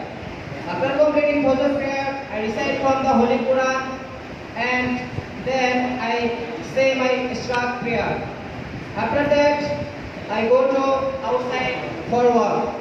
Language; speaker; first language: English; non-native, learner; Bangla